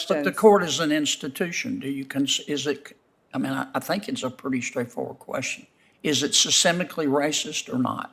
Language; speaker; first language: English; native; English